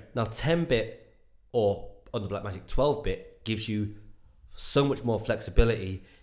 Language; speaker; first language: English; native; English